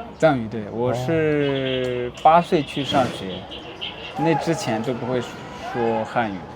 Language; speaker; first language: Chinese; non-native, local second language; Tibetan